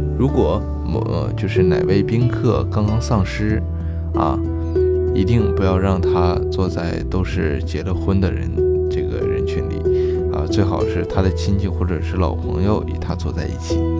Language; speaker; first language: Chinese; native; Chinese